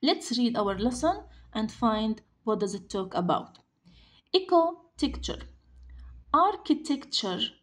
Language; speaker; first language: English; non-native, fluent; Arabic